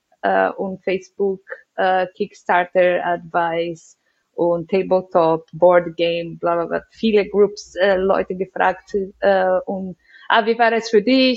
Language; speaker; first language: German; non-native, fluent; Portuguese